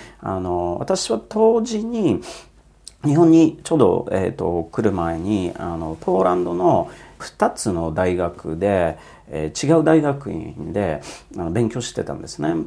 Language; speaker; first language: Japanese; non-native, fluent; Polish